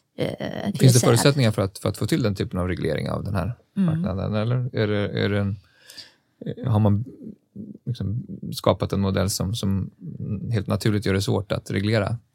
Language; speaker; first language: Swedish; native; Swedish